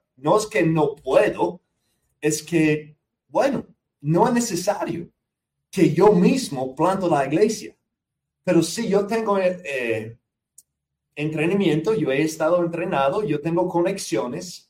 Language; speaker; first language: Spanish; non-native, fluent; English